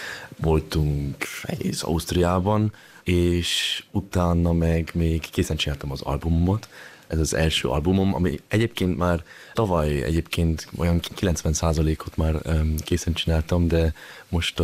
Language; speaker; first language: Hungarian; early bilingual, heritage; Hungarian